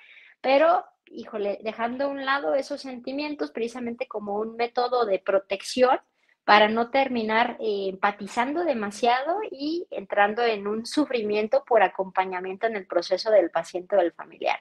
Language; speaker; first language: Spanish; native; Spanish